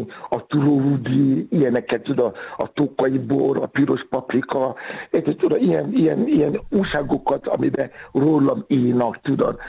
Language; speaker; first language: Hungarian; non-native, fluent; Yoruba